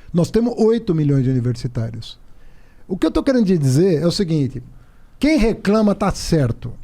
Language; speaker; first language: Portuguese; native; Portuguese